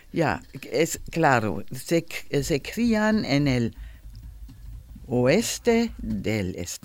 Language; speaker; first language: Spanish; non-native, learner; German